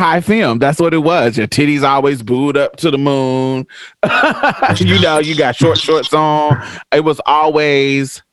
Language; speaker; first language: English; native; English